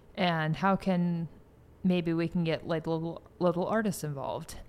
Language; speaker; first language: English; native; English